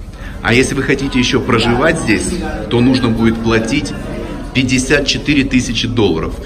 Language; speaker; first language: Russian; native; Russian